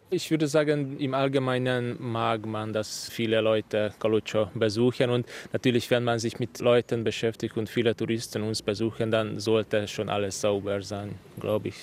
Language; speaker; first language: German; non-native, fluent; Hungarian